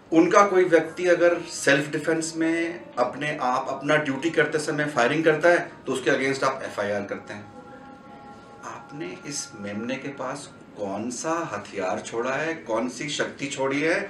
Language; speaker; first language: Hindi; native; Hindi